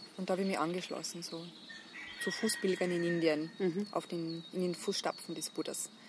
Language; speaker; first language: German; native; German